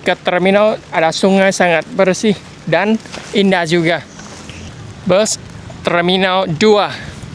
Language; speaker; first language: Indonesian; non-native, fluent; Vietnamese